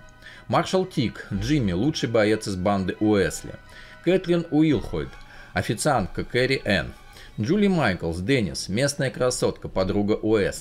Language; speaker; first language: Russian; native; Russian